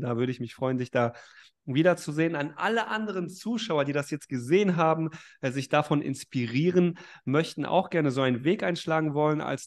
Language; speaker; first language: German; native; German